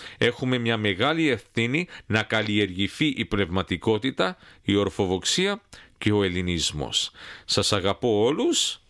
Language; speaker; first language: Greek; early bilingual, heritage; Greek